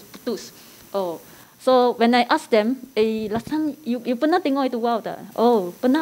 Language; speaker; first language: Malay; non-native, local second language; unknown